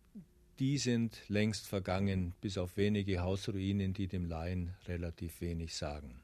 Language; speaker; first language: German; native; German